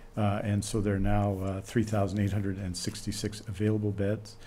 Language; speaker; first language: English; native; English